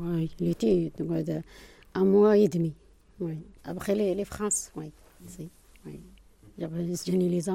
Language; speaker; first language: French; non-native, learner; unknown